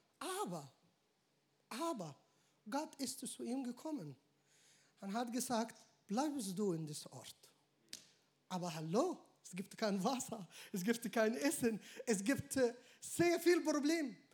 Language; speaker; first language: German; non-native, learner; Arabic